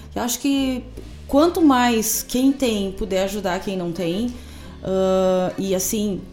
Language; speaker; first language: Portuguese; native; Portuguese